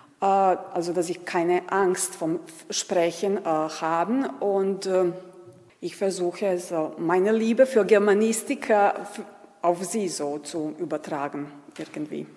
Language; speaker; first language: German; non-native, fluent; Serbian